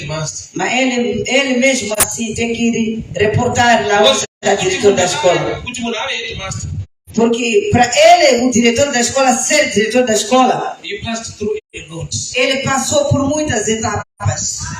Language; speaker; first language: Portuguese; non-native, local second language; Shona